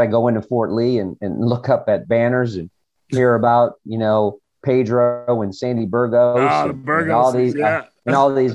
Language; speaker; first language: English; native; English